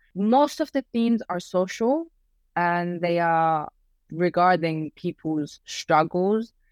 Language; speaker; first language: English; early bilingual, other home language; Persian